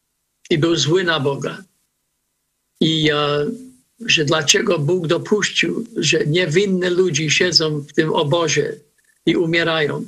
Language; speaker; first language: Polish; early bilingual, heritage; Polish